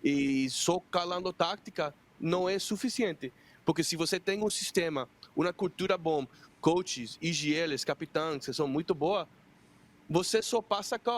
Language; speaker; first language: Portuguese; non-native, fluent; Spanish